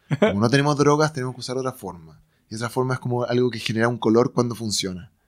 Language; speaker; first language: Spanish; native; Spanish